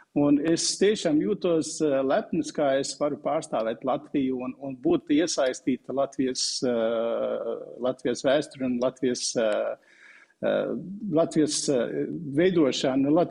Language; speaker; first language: Latvian; non-native, fluent; Uzbek